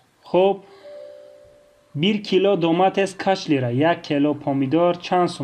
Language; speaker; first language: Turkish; non-native, fluent; Tajik